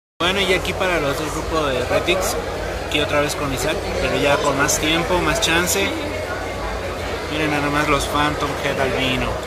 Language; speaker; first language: Spanish; native; Spanish